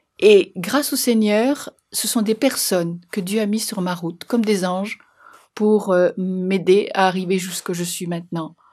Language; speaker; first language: French; native; French